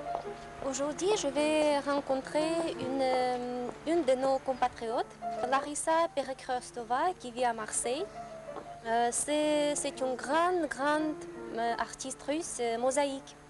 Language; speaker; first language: French; non-native, fluent; Russian